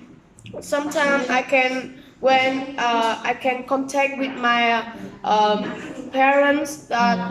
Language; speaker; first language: English; non-native, learner; Vietnamese